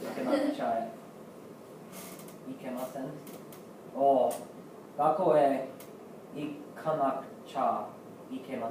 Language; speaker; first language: Japanese; non-native, learner; English